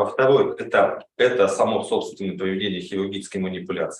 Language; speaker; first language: Russian; native; Russian